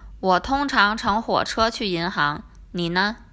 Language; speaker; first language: Chinese; non-native, learner; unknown